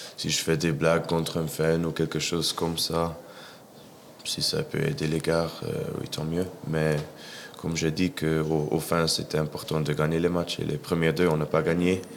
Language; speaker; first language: French; non-native, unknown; English